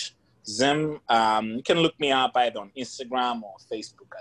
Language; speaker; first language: English; non-native, local second language; Shona